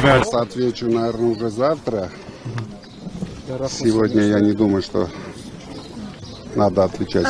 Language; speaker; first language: Russian; non-native, local second language; Armenian